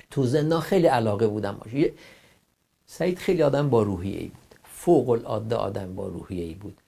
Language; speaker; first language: Persian; non-native, local second language; Kurdish